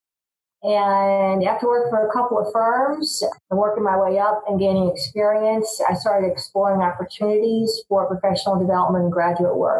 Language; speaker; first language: English; native; English